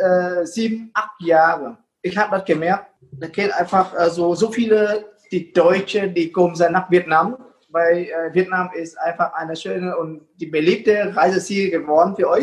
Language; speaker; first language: German; non-native, fluent; Vietnamese